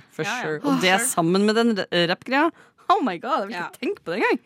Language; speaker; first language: Norwegian; native; Norwegian